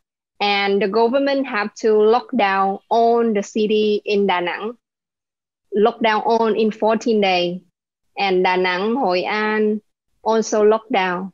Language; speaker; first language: English; non-native, learner; Vietnamese